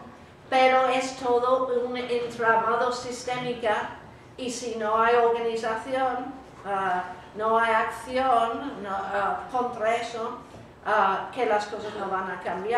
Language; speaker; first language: Spanish; non-native, fluent; English